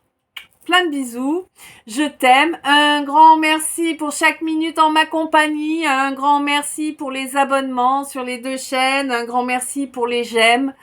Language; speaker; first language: French; native; French